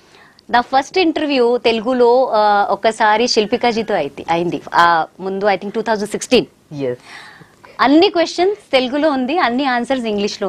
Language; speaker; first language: Telugu; non-native, local second language; Hindi